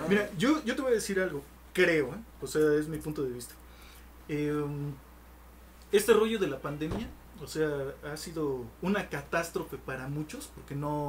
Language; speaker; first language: Spanish; native; Spanish